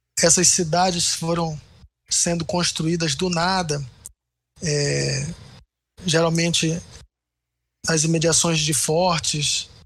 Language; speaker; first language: Portuguese; native; Portuguese